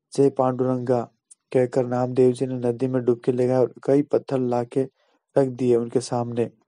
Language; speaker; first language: Hindi; native; Hindi